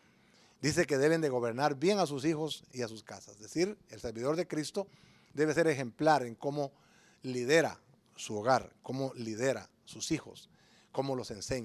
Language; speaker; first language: Spanish; native; Spanish